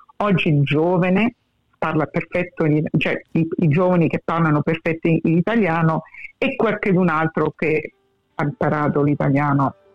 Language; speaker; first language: Italian; early bilingual, heritage; English